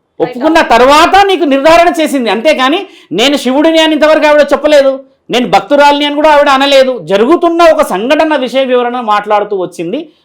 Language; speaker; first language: Telugu; native; Telugu